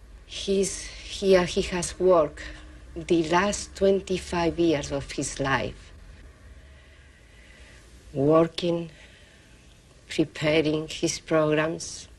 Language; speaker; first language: English; non-native, learner; Spanish